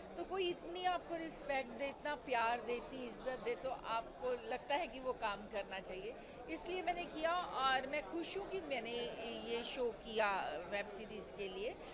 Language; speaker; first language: Hindi; non-native, local second language; Punjabi